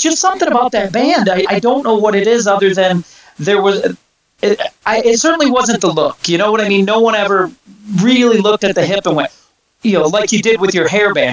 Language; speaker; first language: English; native; English